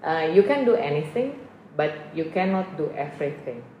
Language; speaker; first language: English; non-native, fluent; Indonesian